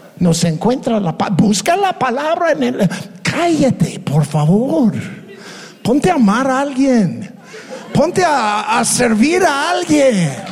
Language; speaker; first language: Spanish; non-native, fluent; English